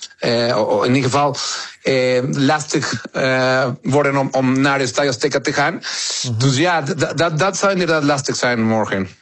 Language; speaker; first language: Dutch; non-native, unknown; Spanish